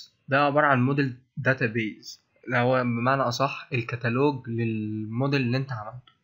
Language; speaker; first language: Arabic; native; Arabic